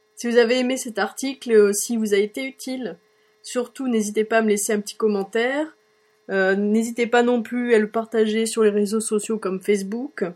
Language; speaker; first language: French; native; French